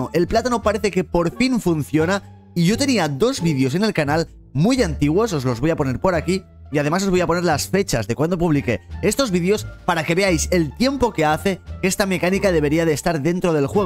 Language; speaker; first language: Spanish; native; Spanish